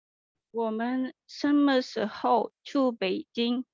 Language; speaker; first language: Chinese; non-native, learner; Indonesian